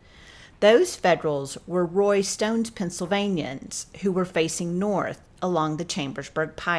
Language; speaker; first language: English; native; English